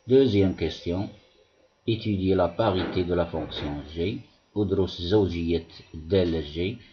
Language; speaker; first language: French; non-native, local second language; Arabic